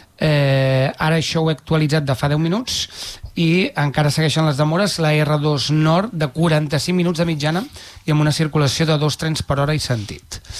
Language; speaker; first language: Catalan; native; Catalan